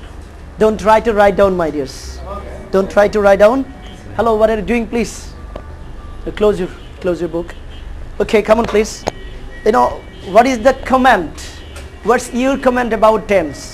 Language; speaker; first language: English; non-native, fluent; Bangla